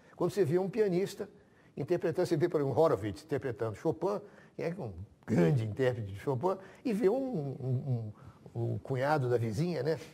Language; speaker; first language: Portuguese; native; Portuguese